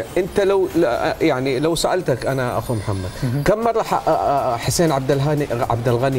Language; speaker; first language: Arabic; native; Arabic